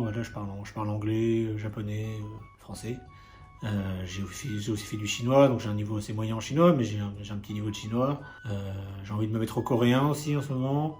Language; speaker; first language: French; native; French